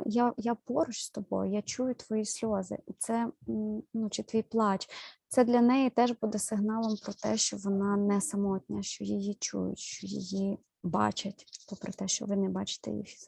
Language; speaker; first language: Ukrainian; native; Ukrainian